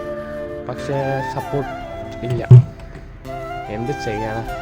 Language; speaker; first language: Malayalam; non-native, local second language; Assamese